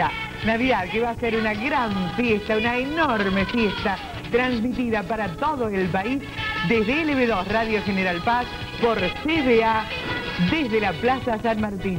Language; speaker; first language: Spanish; native; Spanish